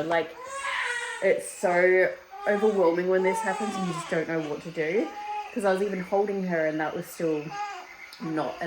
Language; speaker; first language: English; native; English